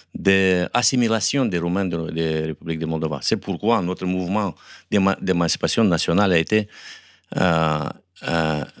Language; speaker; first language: French; non-native, fluent; Romanian